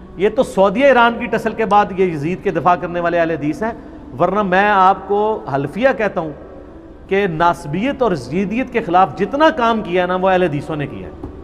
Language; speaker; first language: Urdu; non-native, local second language; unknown